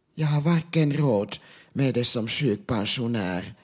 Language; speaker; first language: Swedish; non-native, local second language; Finnish